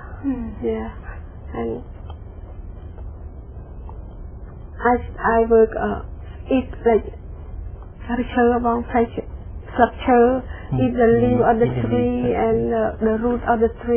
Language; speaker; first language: English; non-native, learner; Khmer